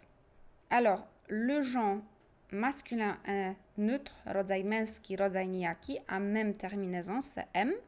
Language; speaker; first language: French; non-native, fluent; Polish